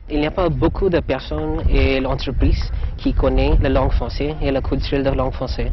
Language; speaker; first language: French; non-native, learner; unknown